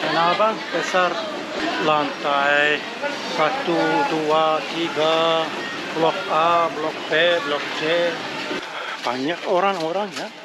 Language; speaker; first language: Indonesian; non-native, learner; Turkish